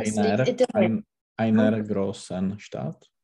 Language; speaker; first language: German; non-native, learner; Czech